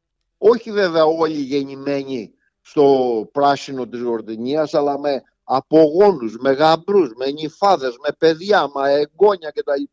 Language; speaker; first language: Greek; native; Greek